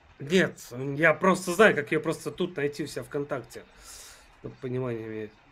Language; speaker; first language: Russian; native; Russian